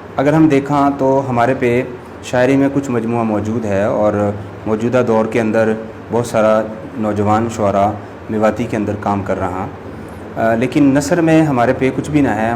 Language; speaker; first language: Urdu; non-native, local second language; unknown